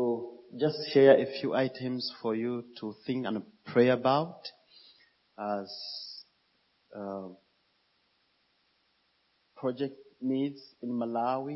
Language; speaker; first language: English; non-native, fluent; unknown